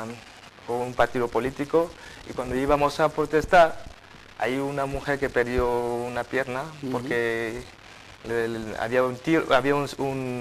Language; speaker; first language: Spanish; non-native, fluent; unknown